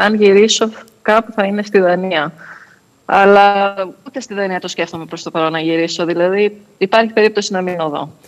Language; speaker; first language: Greek; native; Greek